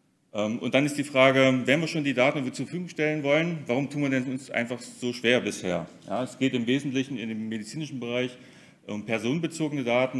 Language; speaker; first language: German; native; German